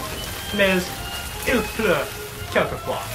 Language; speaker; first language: French; non-native, learner; English